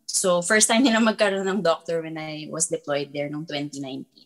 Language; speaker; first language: English; non-native, local second language; Filipino